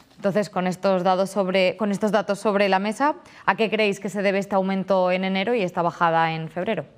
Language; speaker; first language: Spanish; native; Spanish